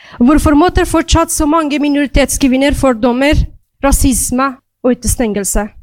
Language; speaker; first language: Norwegian; non-native, fluent; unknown